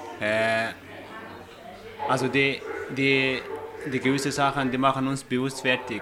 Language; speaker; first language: German; non-native, fluent; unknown